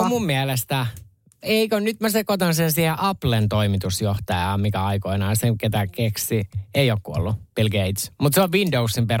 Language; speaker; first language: Finnish; native; Finnish